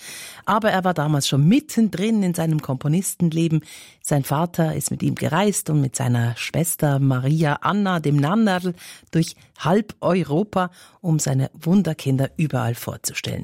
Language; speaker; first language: German; native; German